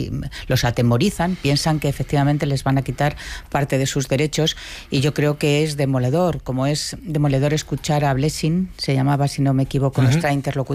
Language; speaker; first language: Spanish; native; Spanish